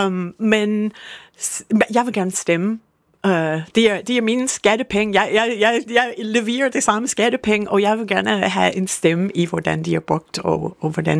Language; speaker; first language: Danish; non-native, fluent; English